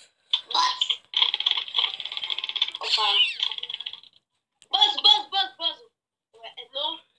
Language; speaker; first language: Bulgarian; early bilingual, heritage; English